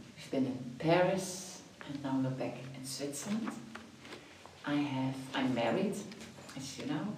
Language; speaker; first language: English; non-native, fluent; Dutch